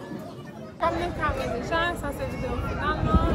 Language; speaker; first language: French; non-native, learner; Haitian Creole